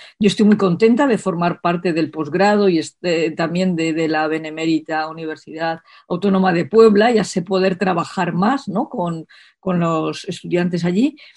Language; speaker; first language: Spanish; native; Spanish